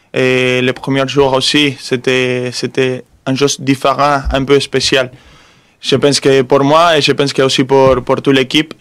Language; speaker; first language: French; non-native, fluent; Spanish